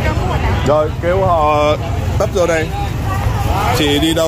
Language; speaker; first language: Vietnamese; native; Vietnamese